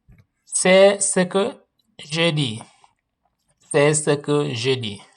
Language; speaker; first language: French; non-native, local second language; Wolof